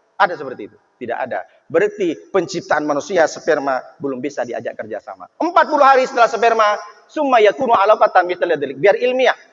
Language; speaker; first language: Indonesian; non-native, local second language; Madurese